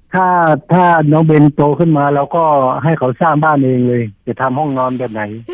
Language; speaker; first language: Thai; native; Thai